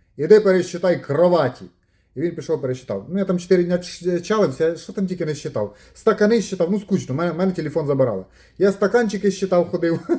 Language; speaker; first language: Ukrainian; non-native, local second language; Russian